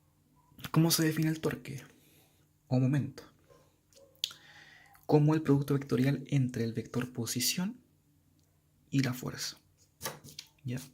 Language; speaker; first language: Spanish; native; Spanish